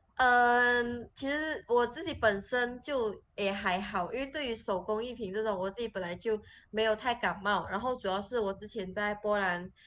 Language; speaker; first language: Chinese; native; Chinese